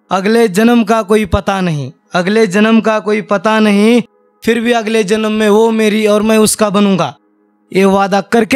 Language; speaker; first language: Hindi; non-native, local second language; Marathi